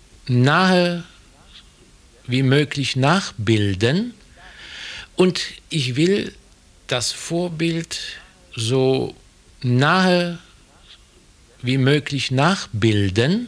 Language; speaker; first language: German; native; German